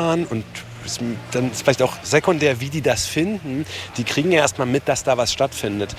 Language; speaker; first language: German; native; German